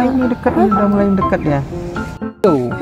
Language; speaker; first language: Malay; native; Malay